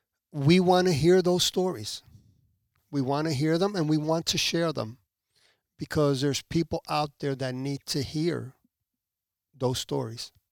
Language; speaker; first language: English; early bilingual, other home language; Spanish